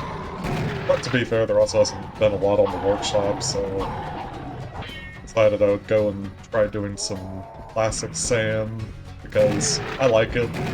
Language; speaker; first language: English; native; English